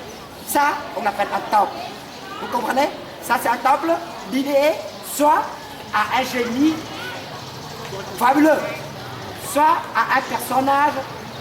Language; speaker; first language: French; non-native, fluent; Vietnamese